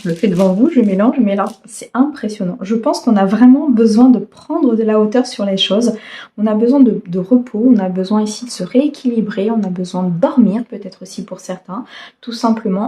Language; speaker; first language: French; native; French